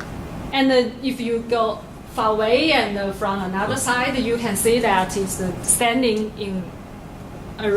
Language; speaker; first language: English; non-native, learner; Chinese